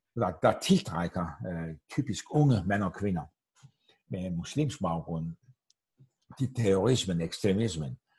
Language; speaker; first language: Danish; non-native, fluent; Turkish